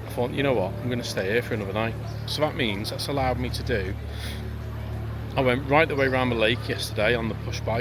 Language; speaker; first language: English; native; English